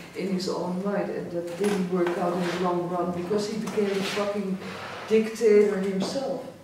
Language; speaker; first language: English; non-native, fluent; Dutch